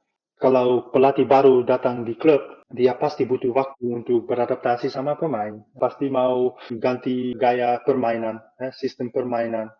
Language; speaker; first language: Indonesian; non-native, fluent; Dutch